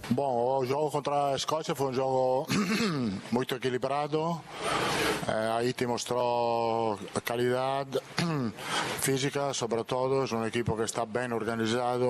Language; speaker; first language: Portuguese; non-native, fluent; Italian